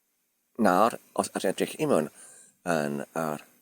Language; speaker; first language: Welsh; non-native, fluent; English